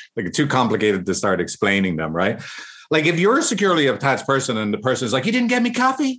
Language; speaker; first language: English; native; English